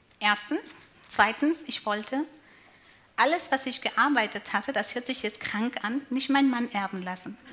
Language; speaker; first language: German; non-native, fluent; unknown